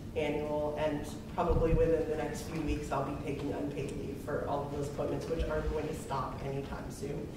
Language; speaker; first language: English; native; English